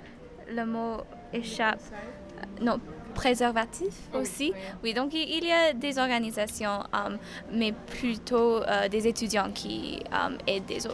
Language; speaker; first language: French; non-native, learner; English